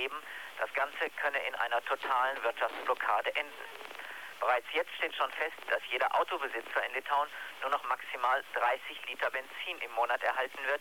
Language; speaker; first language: German; native; German